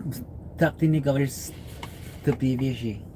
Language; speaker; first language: Russian; non-native, learner; English